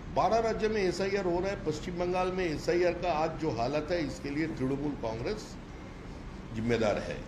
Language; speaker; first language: Hindi; non-native, local second language; Bangla